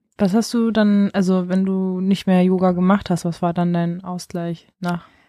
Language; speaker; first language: German; native; German